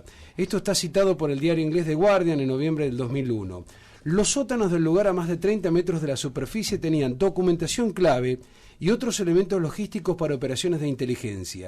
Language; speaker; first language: Spanish; native; Spanish